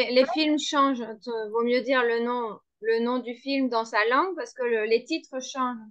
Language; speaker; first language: French; non-native, fluent; Spanish